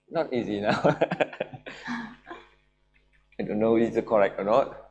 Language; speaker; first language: English; non-native, learner; Vietnamese